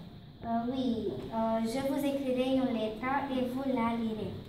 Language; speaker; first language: French; non-native, learner; Romanian